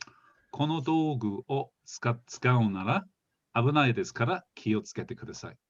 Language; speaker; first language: Japanese; non-native, fluent; English